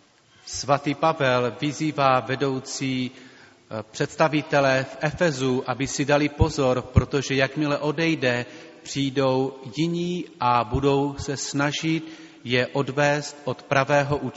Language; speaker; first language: Czech; native; Czech